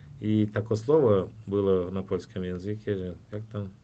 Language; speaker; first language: Polish; non-native, fluent; Turkmen